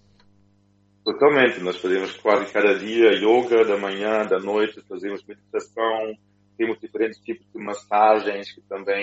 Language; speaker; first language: Portuguese; non-native, fluent; German